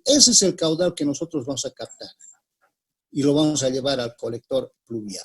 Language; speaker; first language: Spanish; native; Spanish